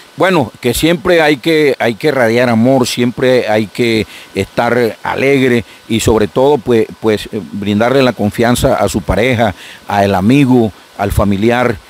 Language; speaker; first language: Spanish; native; Spanish